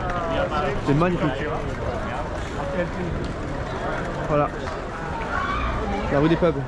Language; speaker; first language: French; native; French